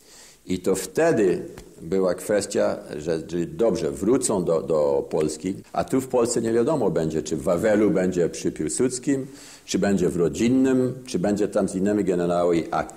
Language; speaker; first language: Polish; early bilingual, heritage; Polish